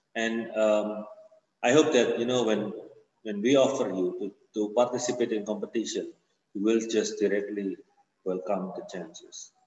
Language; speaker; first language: English; non-native, fluent; Indonesian